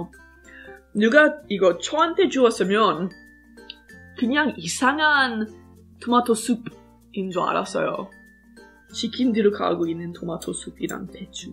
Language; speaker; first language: Korean; non-native, fluent; English